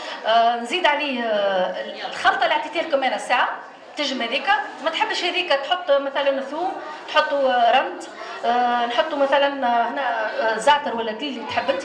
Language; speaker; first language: Arabic; native; Arabic